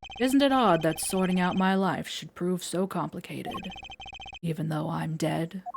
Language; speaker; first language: English; native; English